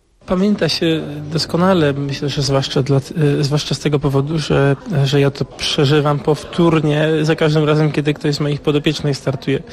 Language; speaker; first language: Polish; native; Polish